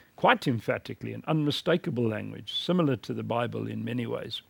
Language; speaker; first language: English; native; English